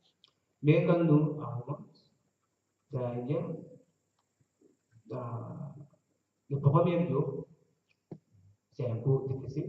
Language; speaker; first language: French; non-native, learner; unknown